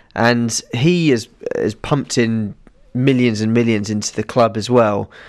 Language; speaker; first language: English; native; English